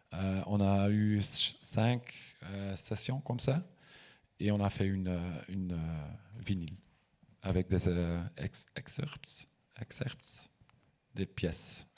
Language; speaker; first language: French; non-native, local second language; Dutch